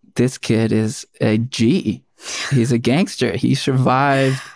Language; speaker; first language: English; early bilingual, other home language; Spanish